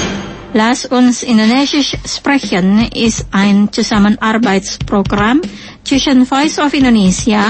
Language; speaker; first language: German; non-native, local second language; Indonesian